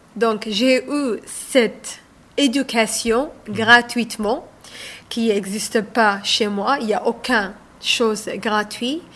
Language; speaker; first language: French; non-native, learner; Somali